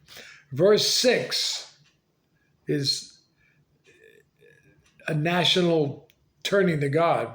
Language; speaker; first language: English; native; English